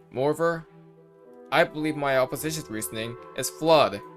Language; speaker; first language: English; native; English